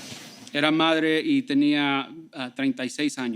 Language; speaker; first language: Spanish; early bilingual, heritage; Spanish